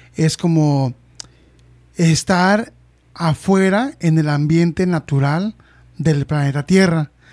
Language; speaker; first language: Spanish; early bilingual, heritage; Spanish